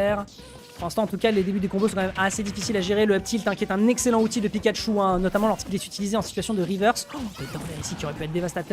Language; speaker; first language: French; native; French